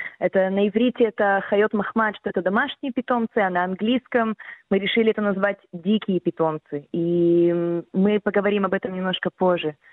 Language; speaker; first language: Russian; early bilingual, heritage; Russian